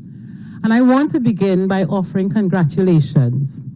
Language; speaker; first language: English; native; English